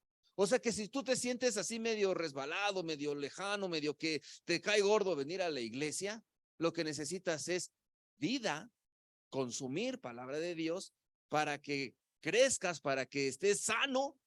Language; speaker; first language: Spanish; native; Spanish